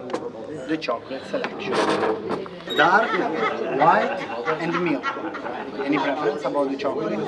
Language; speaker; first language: English; non-native, fluent; Italian